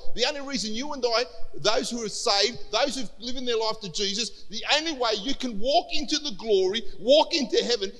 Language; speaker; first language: English; early bilingual, other home language; Greek